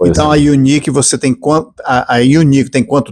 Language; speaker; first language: Portuguese; native; Portuguese